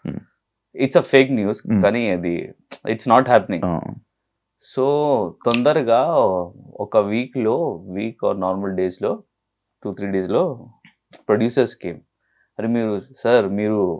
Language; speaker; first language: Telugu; non-native, learner; Hindi